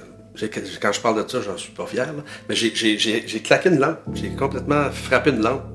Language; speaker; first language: French; native; French